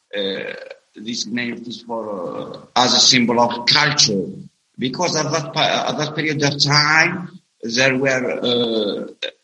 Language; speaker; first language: English; non-native, learner; Arabic